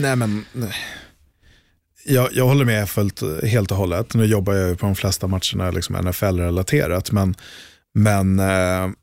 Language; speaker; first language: Swedish; native; Swedish